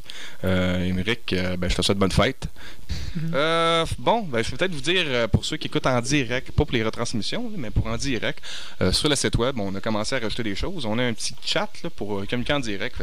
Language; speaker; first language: French; native; French